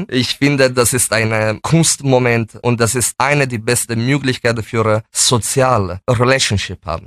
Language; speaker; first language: German; non-native, fluent; Italian